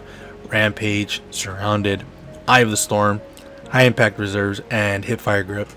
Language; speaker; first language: English; native; English